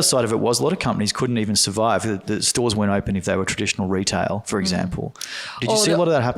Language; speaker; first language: English; native; English